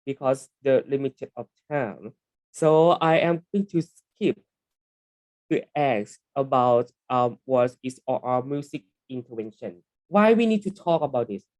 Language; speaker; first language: English; non-native, learner; Thai